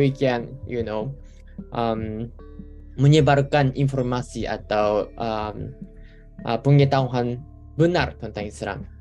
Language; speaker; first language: Indonesian; non-native, fluent; Japanese